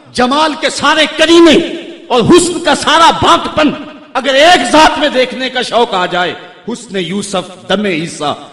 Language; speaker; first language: Urdu; non-native, local second language; Punjabi